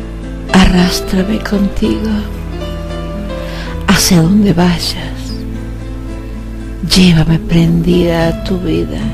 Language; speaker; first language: Spanish; native; Spanish